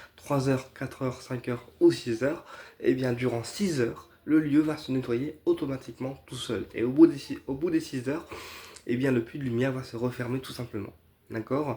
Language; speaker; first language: French; native; French